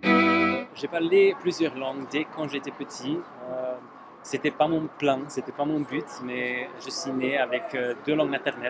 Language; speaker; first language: French; non-native, fluent; Slovak